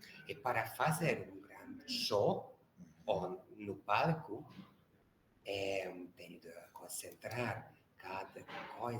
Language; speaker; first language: Portuguese; non-native, learner; Hungarian